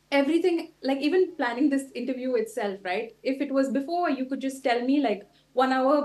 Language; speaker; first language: English; non-native, local second language; Tulu